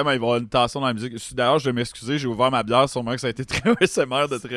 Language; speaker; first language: French; native; French